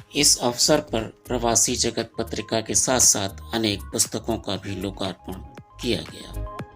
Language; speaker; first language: Hindi; native; Hindi